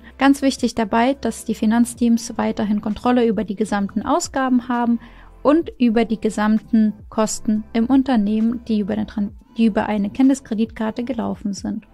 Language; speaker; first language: German; non-native, fluent; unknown